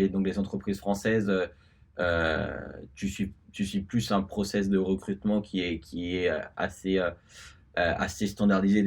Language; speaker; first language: French; early bilingual, other home language; Spanish